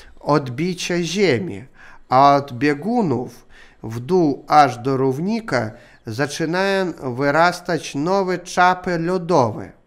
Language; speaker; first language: Polish; non-native, learner; Russian